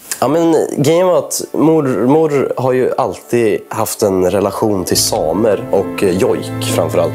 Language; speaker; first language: Swedish; native; Swedish